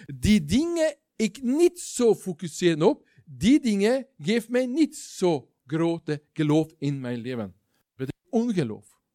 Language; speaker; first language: Dutch; non-native, learner; Norwegian